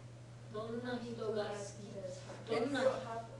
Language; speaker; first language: Japanese; non-native, fluent; English